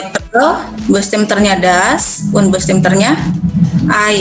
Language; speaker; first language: German; non-native, learner; Indonesian